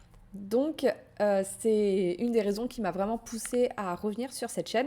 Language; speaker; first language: French; native; French